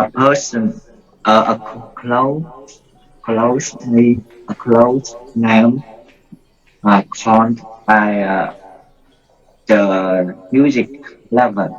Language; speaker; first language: English; non-native, learner; Vietnamese